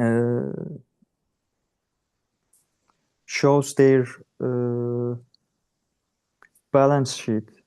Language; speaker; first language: English; non-native, learner; Turkish